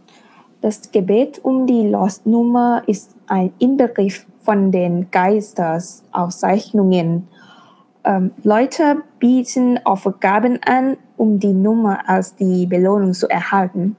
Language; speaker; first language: German; non-native, fluent; Thai